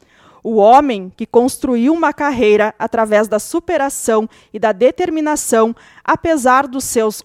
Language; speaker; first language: Portuguese; native; Portuguese